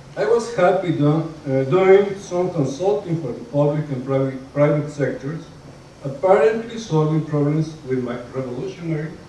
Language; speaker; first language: English; non-native, fluent; Spanish